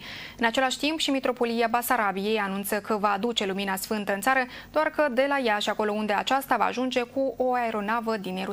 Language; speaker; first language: Romanian; native; Romanian